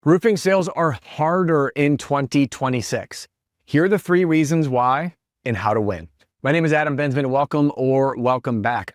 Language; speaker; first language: English; native; English